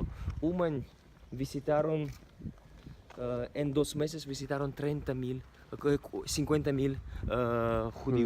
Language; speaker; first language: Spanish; non-native, fluent; Ukrainian